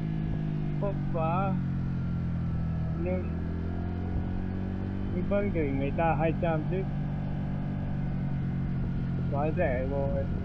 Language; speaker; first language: Vietnamese; non-native, fluent; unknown